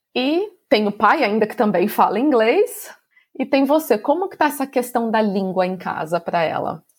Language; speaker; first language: Portuguese; native; Portuguese